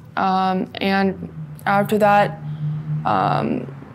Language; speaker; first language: English; native; English